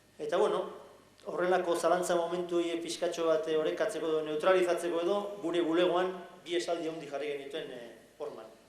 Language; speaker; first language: Basque; native; Basque